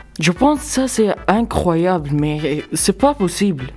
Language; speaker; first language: French; non-native, local second language; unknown